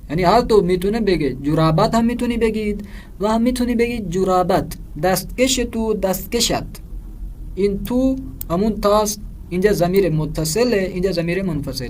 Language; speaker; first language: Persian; non-native, fluent; Urdu